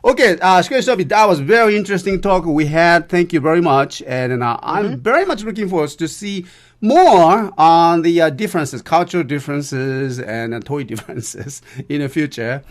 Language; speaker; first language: English; non-native, learner; Japanese